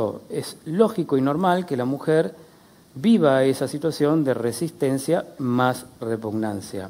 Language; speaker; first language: Spanish; native; Spanish